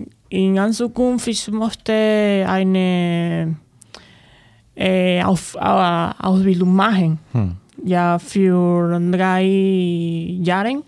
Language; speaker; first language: German; non-native, learner; Spanish